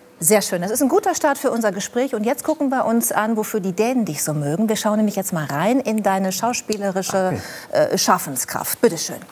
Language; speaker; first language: German; native; German